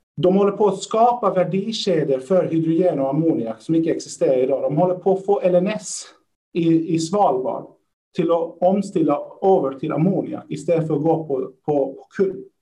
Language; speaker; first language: Swedish; early bilingual, other home language; Persian